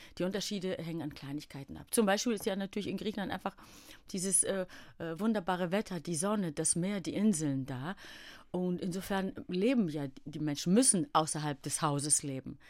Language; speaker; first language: German; early bilingual, other home language; Greek